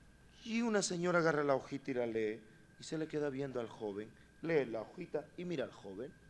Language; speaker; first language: Spanish; native; Spanish